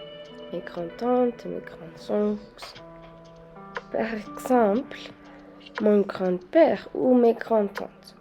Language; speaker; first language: French; non-native, learner; Spanish